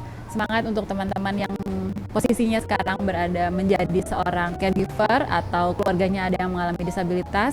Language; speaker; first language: Indonesian; native; Indonesian